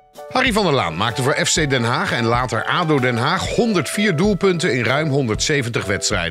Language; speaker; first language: Dutch; native; Dutch